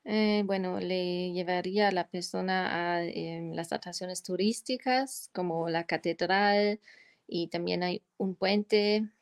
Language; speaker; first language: Spanish; non-native, learner; German